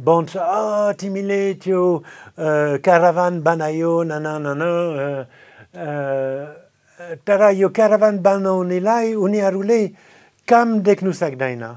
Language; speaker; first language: Nepali; non-native, fluent; French